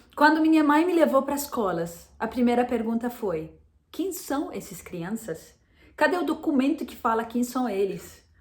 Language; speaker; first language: Portuguese; non-native, fluent; Arabic